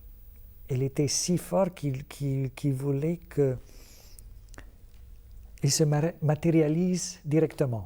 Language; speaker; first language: French; non-native, fluent; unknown